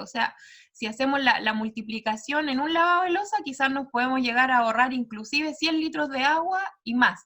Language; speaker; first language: Spanish; native; Spanish